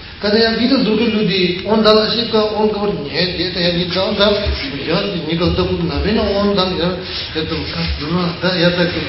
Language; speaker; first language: Russian; non-native, learner; Tibetan